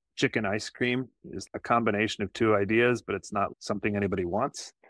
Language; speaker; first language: English; native; English